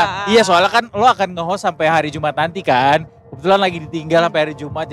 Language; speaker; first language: Indonesian; native; Indonesian